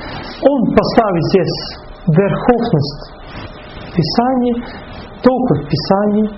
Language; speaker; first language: Russian; non-native, fluent; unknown